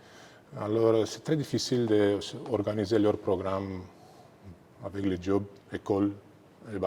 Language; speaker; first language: French; non-native, fluent; Romanian